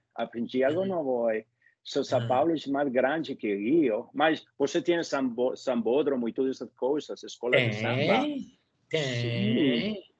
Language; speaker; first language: Portuguese; non-native, learner; Spanish